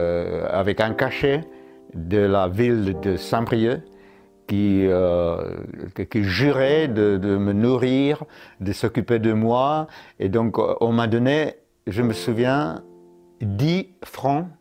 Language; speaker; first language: French; non-native, fluent; Czech